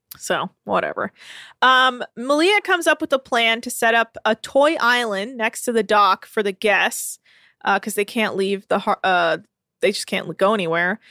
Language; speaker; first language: English; native; English